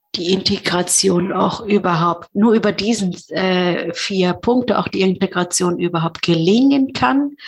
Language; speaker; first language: German; non-native, fluent; Persian